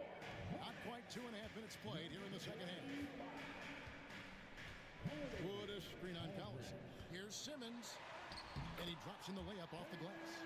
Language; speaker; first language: English; native; English